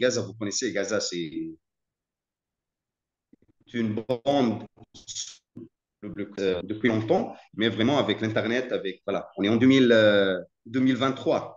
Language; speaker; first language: French; non-native, fluent; Arabic